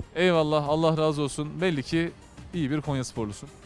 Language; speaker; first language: Turkish; native; Turkish